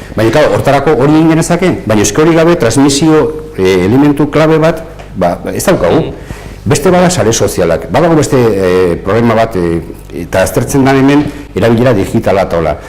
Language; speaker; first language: Basque; native; Basque